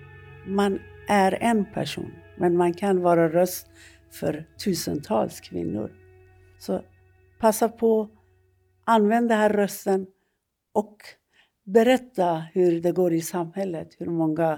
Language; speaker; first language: Swedish; non-native, fluent; Persian